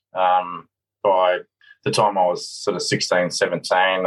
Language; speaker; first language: English; native; English